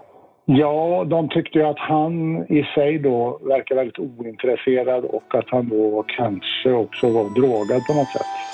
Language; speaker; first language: Swedish; native; Swedish